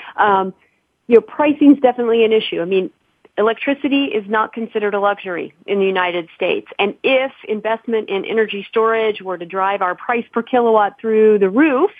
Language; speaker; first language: English; native; English